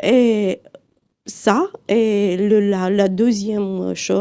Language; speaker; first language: French; non-native, fluent; Romanian